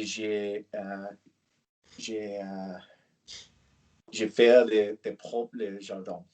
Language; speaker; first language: French; non-native, learner; English